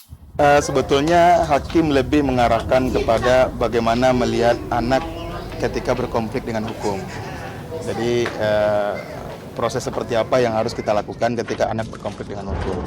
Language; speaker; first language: Indonesian; native; Indonesian